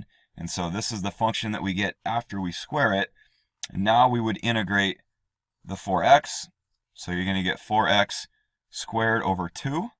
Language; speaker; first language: English; native; English